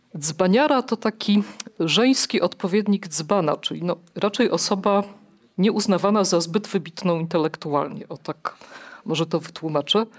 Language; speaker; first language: Polish; native; Polish